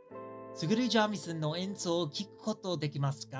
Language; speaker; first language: Japanese; non-native, learner; English